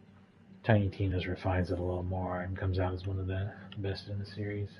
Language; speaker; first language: English; native; English